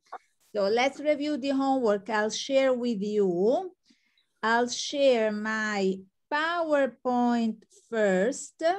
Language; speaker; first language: English; non-native, fluent; Italian